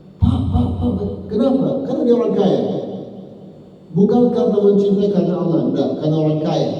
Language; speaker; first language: Indonesian; non-native, learner; Arabic